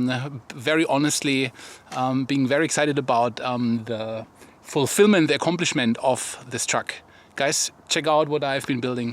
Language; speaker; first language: English; non-native, fluent; German